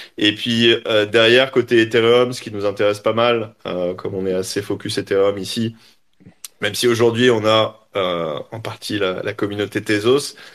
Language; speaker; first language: French; native; French